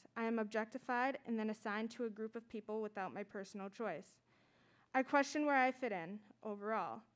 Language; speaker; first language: English; native; English